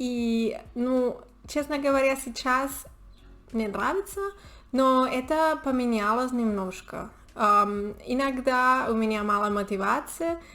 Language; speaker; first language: Russian; non-native, learner; Spanish